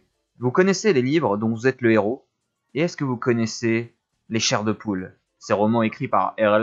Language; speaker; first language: French; native; French